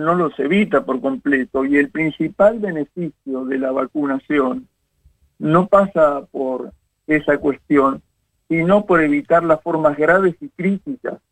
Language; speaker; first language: Spanish; native; Spanish